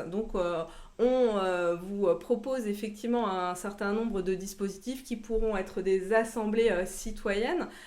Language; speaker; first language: French; native; French